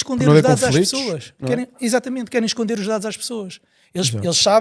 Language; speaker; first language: Portuguese; native; Portuguese